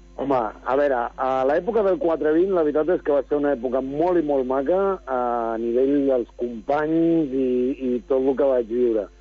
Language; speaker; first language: Catalan; early bilingual, other home language; Spanish